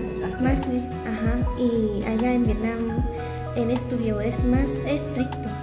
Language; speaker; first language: Spanish; non-native, learner; Vietnamese